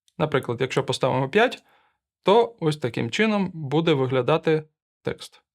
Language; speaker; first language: Ukrainian; non-native, local second language; Russian